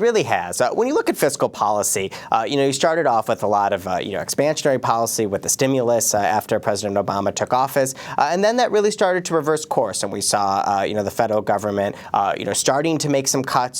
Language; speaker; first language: English; native; English